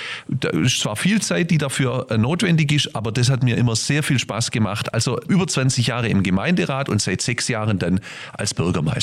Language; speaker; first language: German; native; German